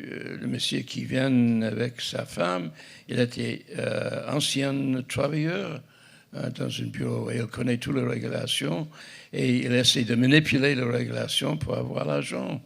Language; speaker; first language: French; non-native, fluent; English